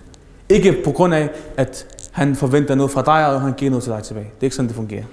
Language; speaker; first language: Danish; early bilingual, other home language; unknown